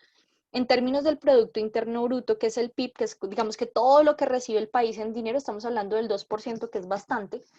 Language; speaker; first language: Spanish; native; Spanish